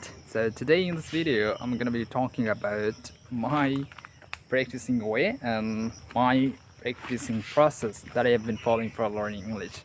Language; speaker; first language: English; non-native, learner; Bangla